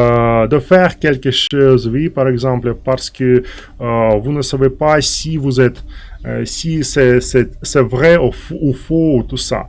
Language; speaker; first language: French; non-native, fluent; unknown